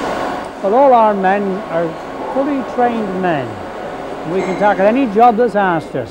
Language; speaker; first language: English; native; English